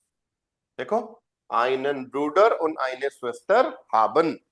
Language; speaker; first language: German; non-native, fluent; Hindi